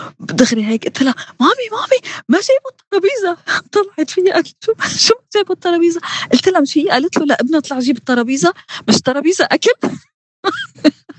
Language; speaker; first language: Arabic; native; Arabic